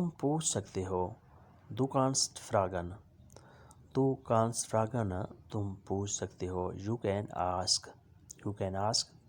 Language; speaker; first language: German; non-native, learner; Urdu